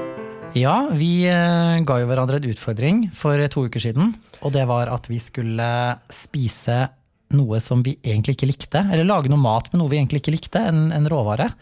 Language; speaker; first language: Norwegian; native; Norwegian